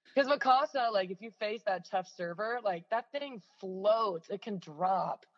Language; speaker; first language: English; native; English